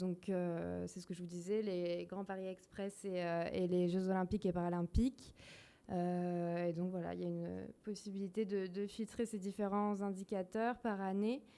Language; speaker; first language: French; native; French